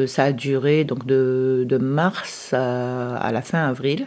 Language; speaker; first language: French; early bilingual, other home language; Arabic